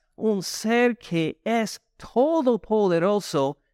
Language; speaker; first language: Spanish; non-native, fluent; English